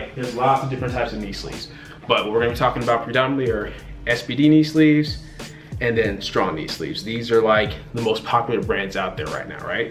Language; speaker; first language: English; native; English